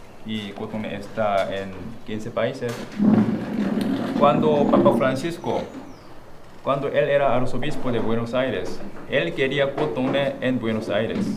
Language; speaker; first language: Spanish; non-native, fluent; Korean